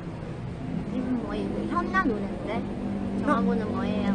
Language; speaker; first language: Korean; non-native, fluent; Chinese